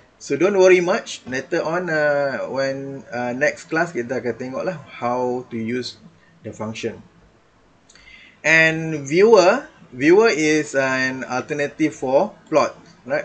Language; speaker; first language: English; non-native, local second language; Malay